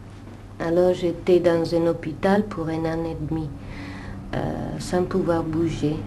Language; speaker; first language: French; non-native, fluent; Italian